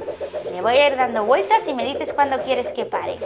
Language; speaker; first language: Spanish; native; Spanish